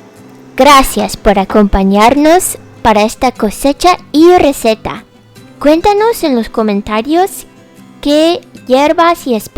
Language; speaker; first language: Spanish; non-native, fluent; English